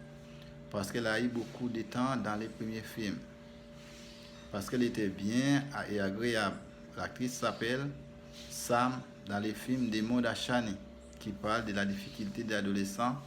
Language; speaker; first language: French; non-native, learner; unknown